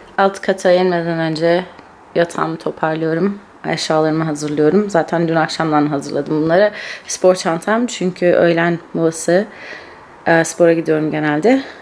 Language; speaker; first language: Turkish; early bilingual, heritage; Turkish